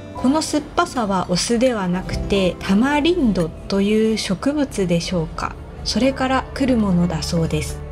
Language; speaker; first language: Japanese; native; Japanese